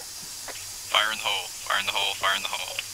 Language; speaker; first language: English; native; English